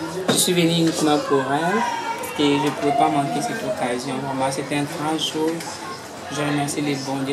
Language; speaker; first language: French; non-native, local second language; Lingala